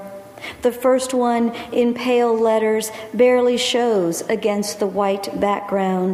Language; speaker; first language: English; native; English